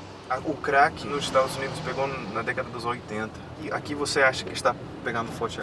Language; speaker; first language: Portuguese; non-native, fluent; Spanish